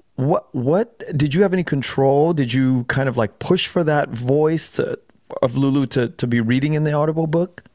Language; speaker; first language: English; native; English